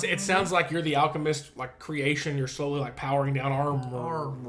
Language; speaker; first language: English; native; English